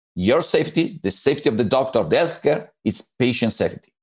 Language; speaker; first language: English; non-native, fluent; Italian